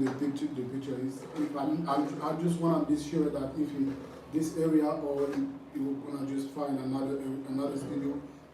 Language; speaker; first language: English; non-native, fluent; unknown